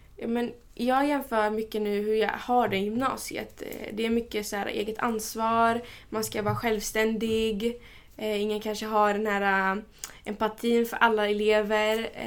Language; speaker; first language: Swedish; early bilingual, other home language; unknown